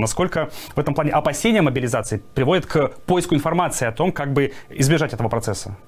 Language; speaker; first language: Russian; native; Russian